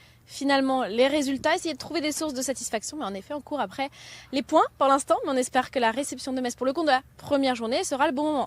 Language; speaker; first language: French; native; French